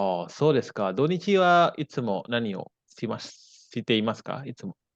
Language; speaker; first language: Japanese; non-native, fluent; Indonesian